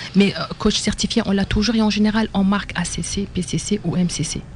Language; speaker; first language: French; non-native, local second language; Arabic